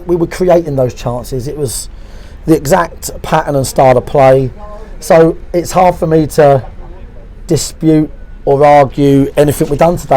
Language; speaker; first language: English; native; English